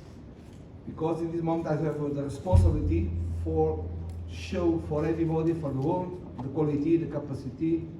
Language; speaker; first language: English; non-native, learner; Portuguese